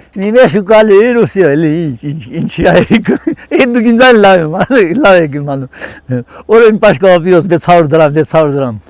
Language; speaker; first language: Armenian; native; Armenian